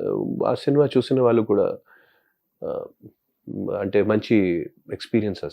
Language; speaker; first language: Telugu; non-native, local second language; Hindi